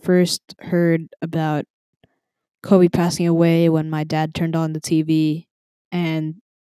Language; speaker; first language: English; native; English